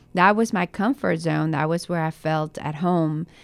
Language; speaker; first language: English; early bilingual, other home language; Spanish